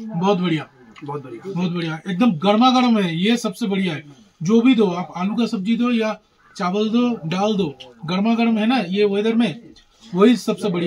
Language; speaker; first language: Hindi; non-native, local second language; Bangla